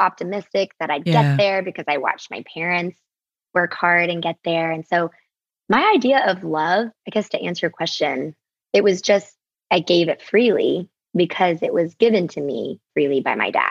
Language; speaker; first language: English; native; English